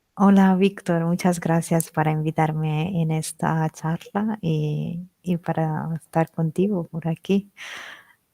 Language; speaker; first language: Spanish; non-native, fluent; Italian